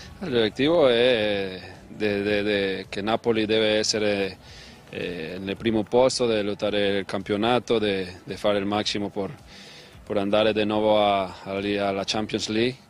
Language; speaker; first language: Italian; non-native, learner; Spanish